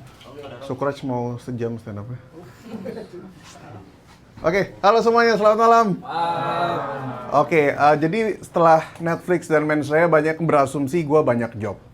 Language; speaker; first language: Indonesian; native; Indonesian